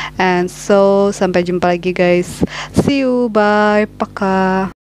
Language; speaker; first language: English; non-native, learner; Indonesian